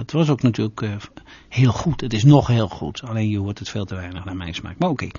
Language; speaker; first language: Dutch; native; Dutch